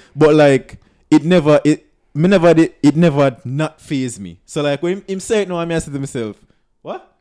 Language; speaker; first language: English; non-native, local second language; Jamaican Creole English